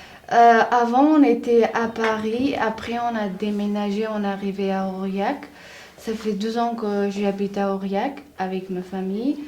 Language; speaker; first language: French; non-native, learner; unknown